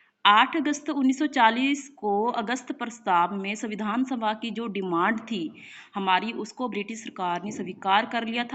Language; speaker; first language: Hindi; non-native, local second language; Punjabi